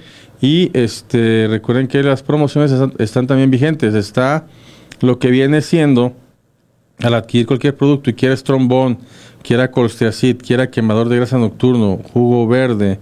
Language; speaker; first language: Spanish; native; Spanish